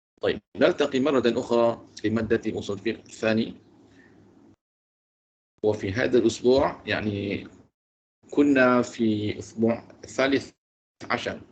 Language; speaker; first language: Arabic; non-native, fluent; Malay